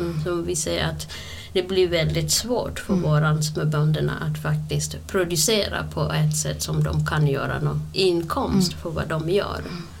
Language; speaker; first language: Swedish; non-native, fluent; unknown